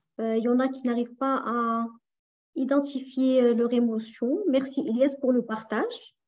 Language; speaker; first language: French; non-native, local second language; Arabic